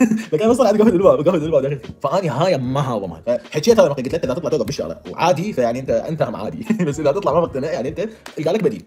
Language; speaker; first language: Arabic; native; Arabic